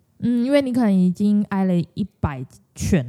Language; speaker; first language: Chinese; native; Chinese